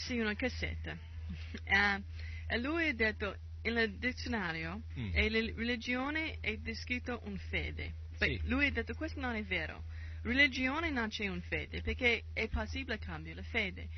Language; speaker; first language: Italian; non-native, learner; English